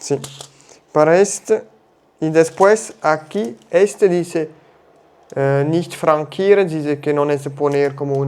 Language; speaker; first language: Spanish; non-native, learner; German